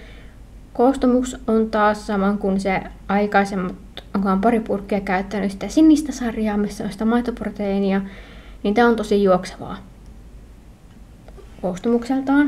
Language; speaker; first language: Finnish; native; Finnish